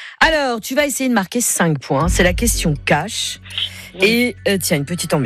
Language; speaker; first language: French; native; French